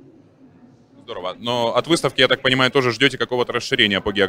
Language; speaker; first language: Russian; native; Russian